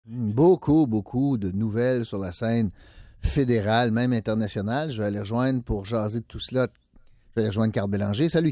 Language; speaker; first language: French; native; French